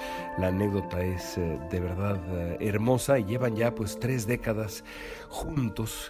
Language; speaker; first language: Spanish; native; Spanish